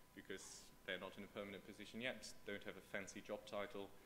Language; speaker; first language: English; non-native, fluent; German